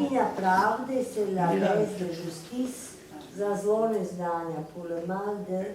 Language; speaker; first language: French; non-native, fluent; Serbian